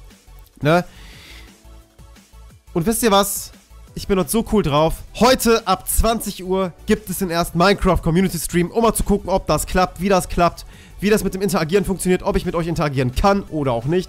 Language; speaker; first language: German; native; German